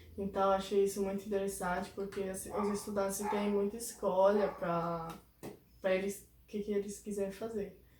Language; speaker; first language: Portuguese; non-native, fluent; Italian